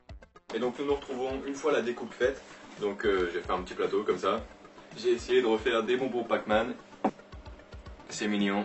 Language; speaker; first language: French; native; French